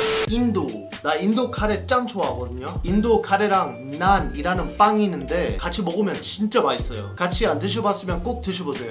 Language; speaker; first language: Korean; non-native, fluent; English